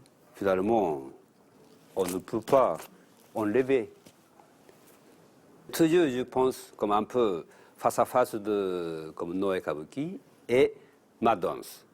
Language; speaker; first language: French; non-native, learner; Japanese